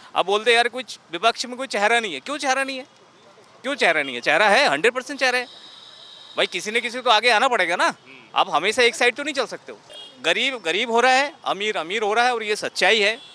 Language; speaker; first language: Hindi; native; Hindi